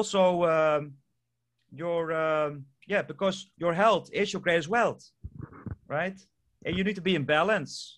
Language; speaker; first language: English; non-native, fluent; Dutch